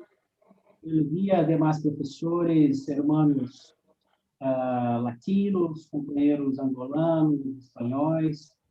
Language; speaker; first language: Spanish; non-native, learner; Portuguese